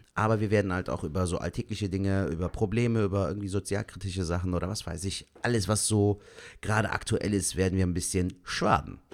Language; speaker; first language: German; native; German